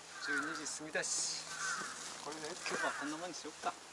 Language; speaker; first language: Japanese; native; Japanese